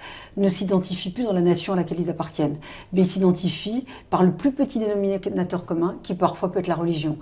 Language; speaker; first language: French; native; French